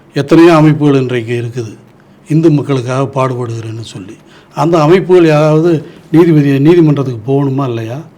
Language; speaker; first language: Tamil; native; Tamil